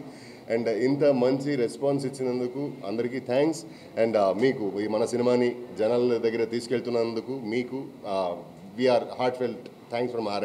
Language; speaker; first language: Telugu; non-native, fluent; Kannada